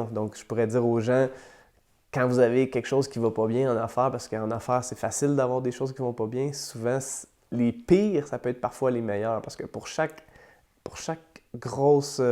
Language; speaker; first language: French; native; French